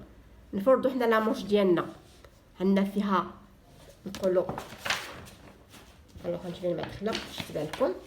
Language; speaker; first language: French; non-native, local second language; Arabic